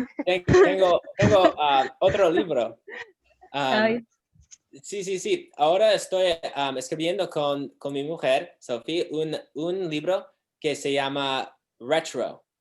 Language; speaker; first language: Spanish; non-native, learner; English